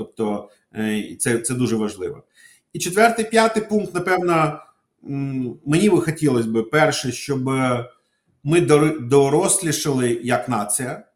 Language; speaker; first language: Ukrainian; non-native, local second language; Russian